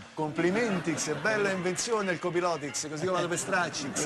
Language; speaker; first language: Italian; native; Italian